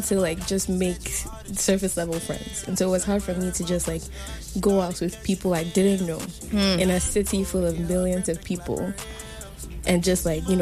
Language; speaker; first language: English; non-native, local second language; Akan